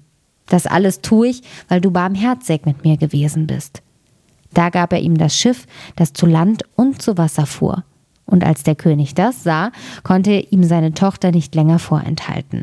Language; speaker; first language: German; native; German